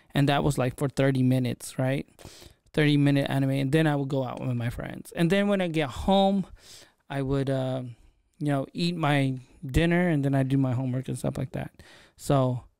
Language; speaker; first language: English; native; English